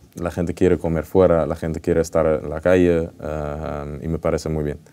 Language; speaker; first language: Spanish; non-native, learner; Dutch